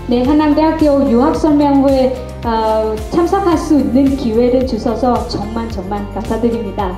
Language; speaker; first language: Korean; non-native, learner; Vietnamese